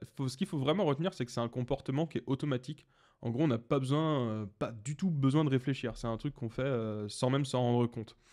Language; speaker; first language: French; native; French